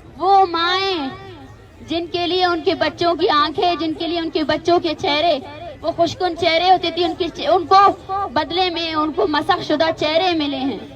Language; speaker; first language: Urdu; non-native, local second language; Baluchi